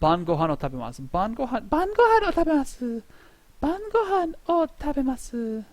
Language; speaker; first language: Japanese; non-native, fluent; English